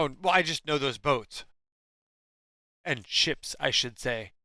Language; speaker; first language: English; native; English